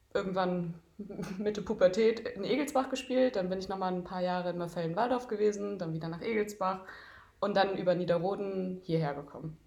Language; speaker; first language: German; native; German